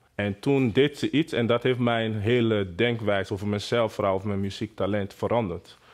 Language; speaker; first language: Dutch; non-native, fluent; Bini